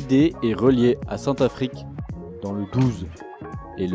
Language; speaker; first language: French; native; French